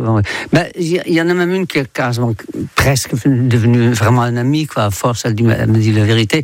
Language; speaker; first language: French; non-native, fluent; Dutch